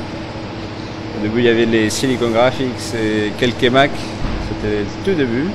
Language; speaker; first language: French; non-native, fluent; Spanish